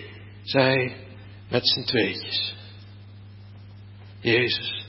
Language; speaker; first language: Dutch; native; Dutch